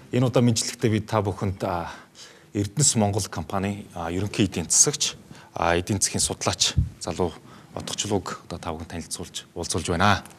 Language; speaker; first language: Mongolian; native; Mongolian